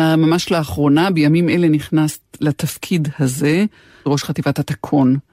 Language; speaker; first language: Hebrew; native; Hebrew